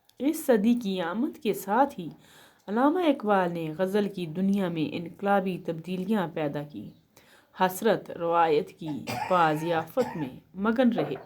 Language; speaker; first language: Urdu; non-native, local second language; Kashmiri